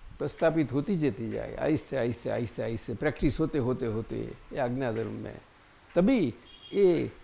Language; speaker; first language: Hindi; non-native, local second language; Gujarati